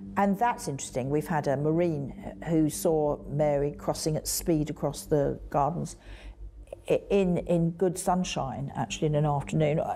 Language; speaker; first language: English; native; English